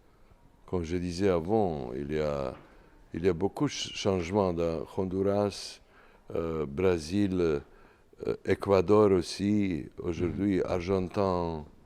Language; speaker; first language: French; non-native, learner; Serbian